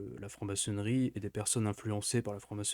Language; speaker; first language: French; native; French